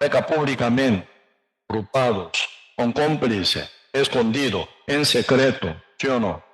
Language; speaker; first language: Spanish; non-native, learner; Korean